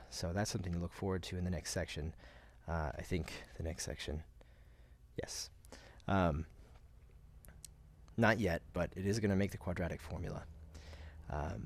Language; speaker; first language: English; native; English